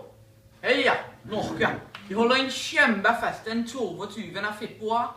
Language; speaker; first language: Norwegian; non-native, learner; Danish